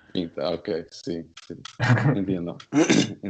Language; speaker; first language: Spanish; non-native, learner; English